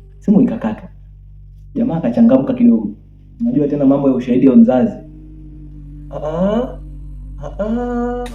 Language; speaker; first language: Swahili; native; Swahili